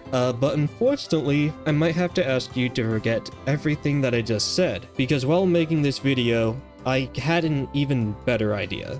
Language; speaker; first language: English; native; English